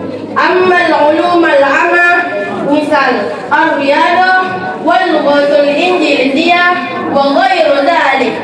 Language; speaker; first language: Arabic; non-native, learner; Indonesian